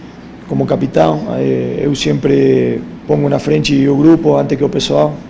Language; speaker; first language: Portuguese; non-native, fluent; Spanish